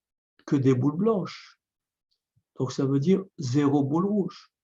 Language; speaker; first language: French; native; French